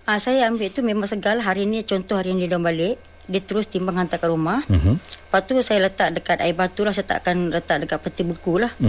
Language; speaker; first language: Malay; non-native, local second language; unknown